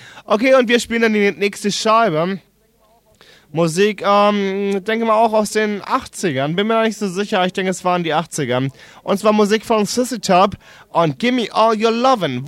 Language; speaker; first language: German; native; German